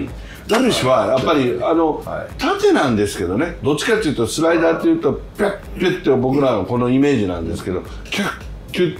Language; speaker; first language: Japanese; native; Japanese